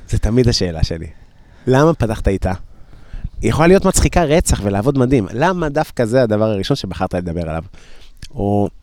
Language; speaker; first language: Hebrew; native; Hebrew